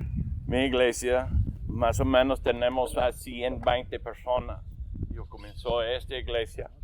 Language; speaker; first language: Spanish; non-native, learner; English